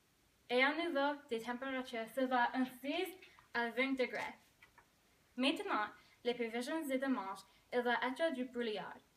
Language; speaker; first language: French; non-native, learner; English